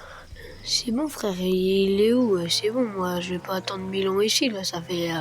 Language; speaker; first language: French; native; French